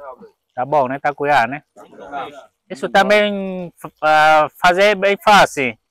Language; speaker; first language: Portuguese; non-native, learner; Vietnamese